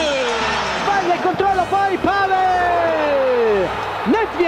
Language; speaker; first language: Italian; native; Italian